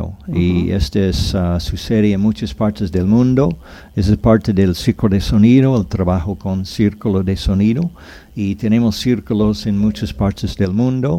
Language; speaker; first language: Spanish; non-native, fluent; English